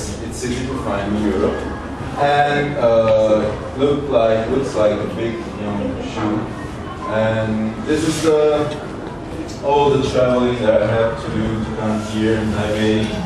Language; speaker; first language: English; non-native, learner; Italian